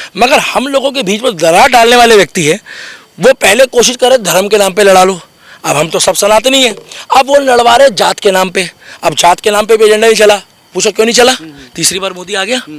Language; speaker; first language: Hindi; native; Hindi